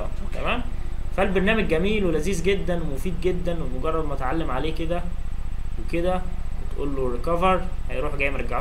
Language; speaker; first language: Arabic; native; Arabic